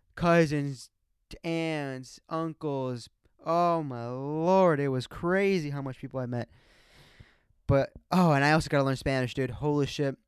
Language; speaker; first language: English; early bilingual, other home language; Spanish